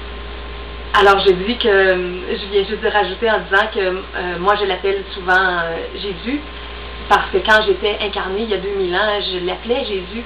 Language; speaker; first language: French; native; French